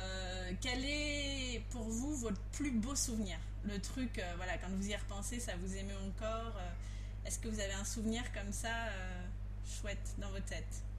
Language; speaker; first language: French; native; French